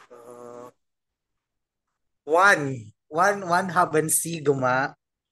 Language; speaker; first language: German; non-native, learner; Indonesian